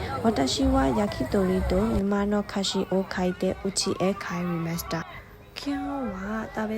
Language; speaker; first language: Japanese; non-native, learner; Burmese